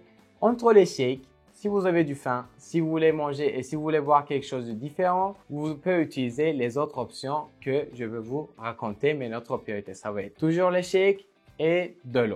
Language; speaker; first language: French; non-native, fluent; Turkish